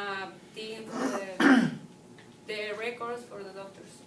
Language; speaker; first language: English; non-native, learner; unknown